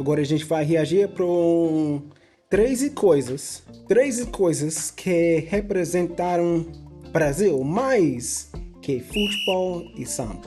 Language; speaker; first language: Portuguese; non-native, fluent; English